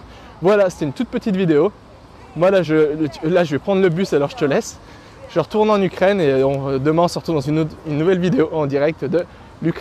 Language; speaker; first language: French; native; French